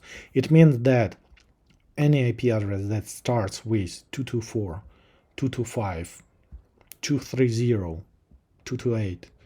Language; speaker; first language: English; non-native, fluent; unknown